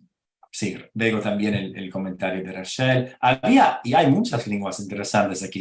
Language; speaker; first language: Spanish; non-native, fluent; English